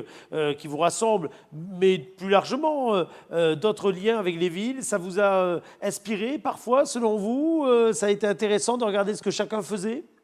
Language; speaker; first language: French; native; French